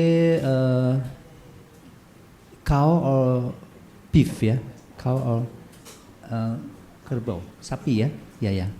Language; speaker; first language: English; non-native, learner; Indonesian